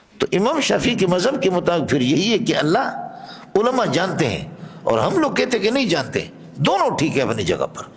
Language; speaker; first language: Urdu; non-native, local second language; Baluchi